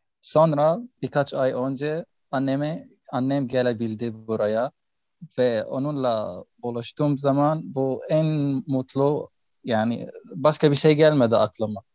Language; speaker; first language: Turkish; non-native, learner; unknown